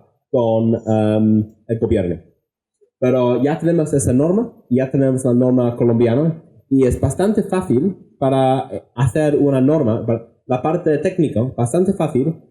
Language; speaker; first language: Spanish; non-native, fluent; English